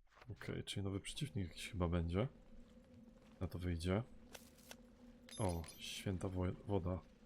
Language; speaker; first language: Polish; native; Polish